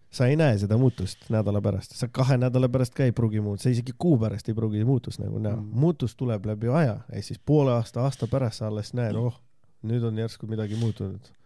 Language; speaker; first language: Estonian; non-native, local second language; Russian